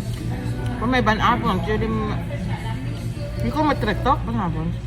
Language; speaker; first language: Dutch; non-native, learner; Filipino